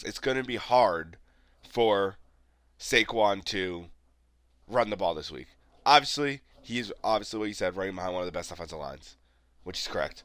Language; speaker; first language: English; native; English